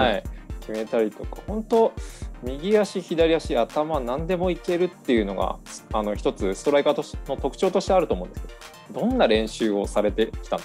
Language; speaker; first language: Japanese; native; Japanese